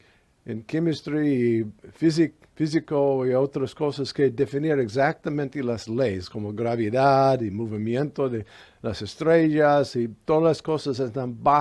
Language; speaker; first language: Spanish; non-native, fluent; English